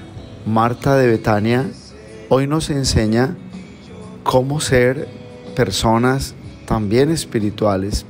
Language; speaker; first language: Spanish; native; Spanish